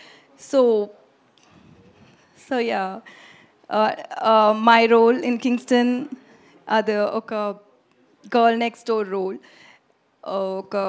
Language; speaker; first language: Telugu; non-native, learner; Tamil